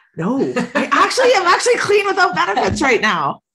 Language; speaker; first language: English; native; English